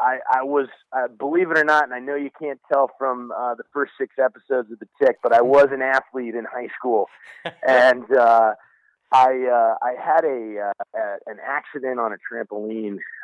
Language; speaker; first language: English; native; English